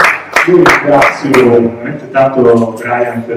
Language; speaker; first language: Italian; native; Italian